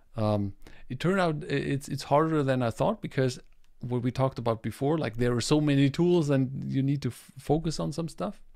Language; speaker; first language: English; non-native, fluent; German